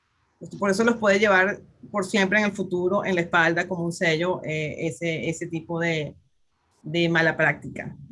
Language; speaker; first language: Spanish; native; Spanish